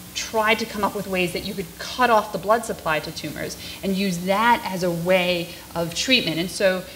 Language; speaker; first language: English; native; English